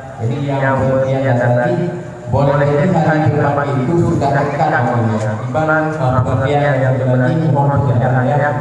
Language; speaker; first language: Malay; non-native, local second language; Achinese